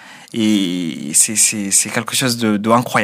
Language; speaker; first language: French; non-native, fluent; Arabic